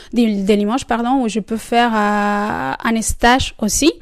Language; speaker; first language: French; non-native, fluent; Spanish